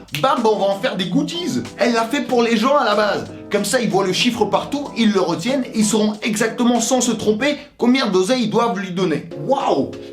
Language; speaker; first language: French; early bilingual, other home language; Russian